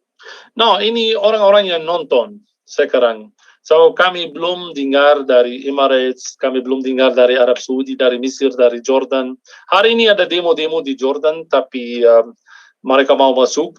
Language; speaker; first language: Indonesian; non-native, fluent; Arabic